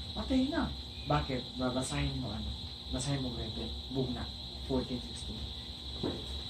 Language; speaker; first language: Filipino; non-native, local second language; Cebuano